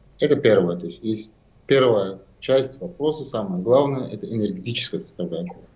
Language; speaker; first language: Russian; non-native, local second language; Azerbaijani